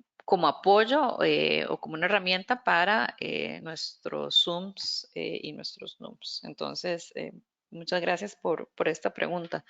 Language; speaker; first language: Spanish; native; Spanish